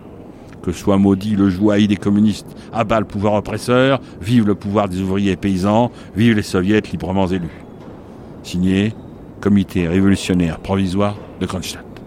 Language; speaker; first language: French; native; French